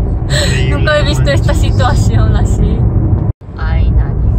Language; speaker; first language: Spanish; non-native, fluent; Korean